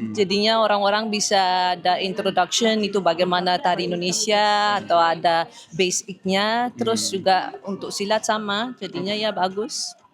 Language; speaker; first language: Indonesian; early bilingual, heritage; Indonesian